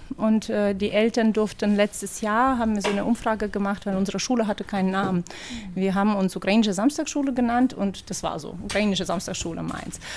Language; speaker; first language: German; non-native, fluent; Ukrainian